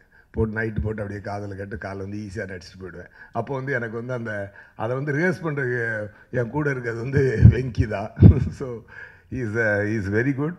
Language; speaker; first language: Tamil; native; Tamil